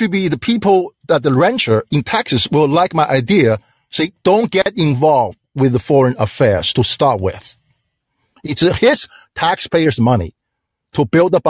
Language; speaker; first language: English; non-native, fluent; Chinese